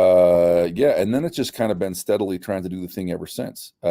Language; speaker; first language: English; native; English